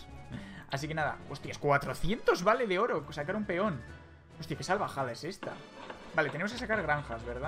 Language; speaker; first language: Spanish; native; Spanish